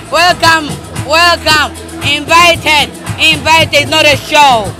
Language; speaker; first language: English; non-native, learner; Swahili